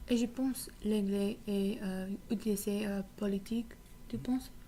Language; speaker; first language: French; non-native, learner; English